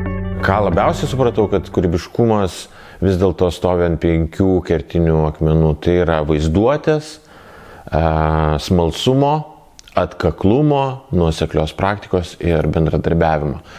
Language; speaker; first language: Lithuanian; native; Lithuanian